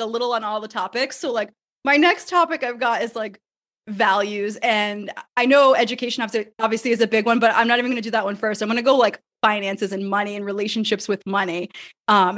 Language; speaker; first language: English; native; English